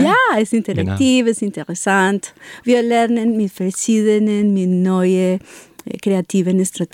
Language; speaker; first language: German; non-native, learner; Spanish